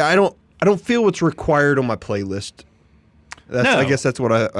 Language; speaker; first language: English; native; English